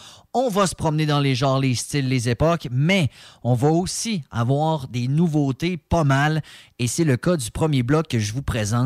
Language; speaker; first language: French; native; French